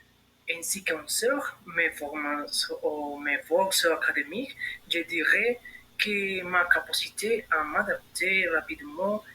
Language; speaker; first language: French; non-native, learner; Spanish